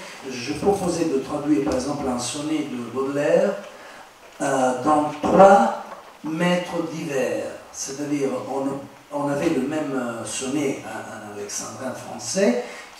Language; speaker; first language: French; non-native, fluent; Italian